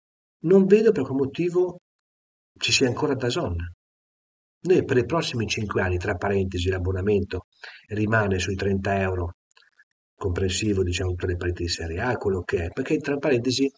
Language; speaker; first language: Italian; native; Italian